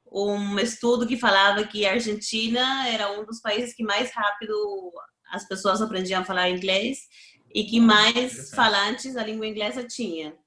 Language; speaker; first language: Portuguese; non-native, fluent; Spanish